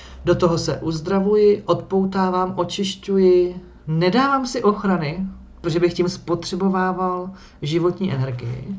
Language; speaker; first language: Czech; native; Czech